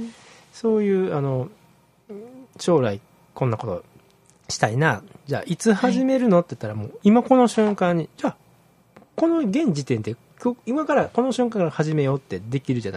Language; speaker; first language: Japanese; native; Japanese